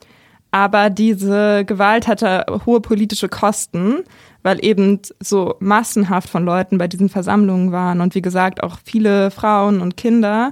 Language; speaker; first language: German; native; German